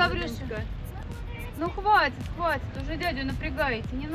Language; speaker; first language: Russian; native; Russian